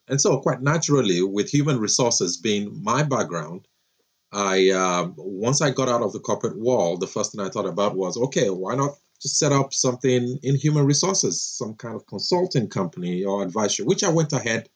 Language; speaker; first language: English; non-native, local second language; Yoruba